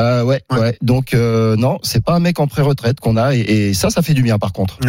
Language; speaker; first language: French; native; French